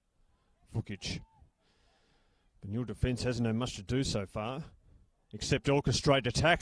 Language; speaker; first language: English; native; English